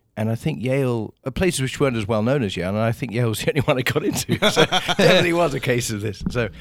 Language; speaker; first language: English; native; English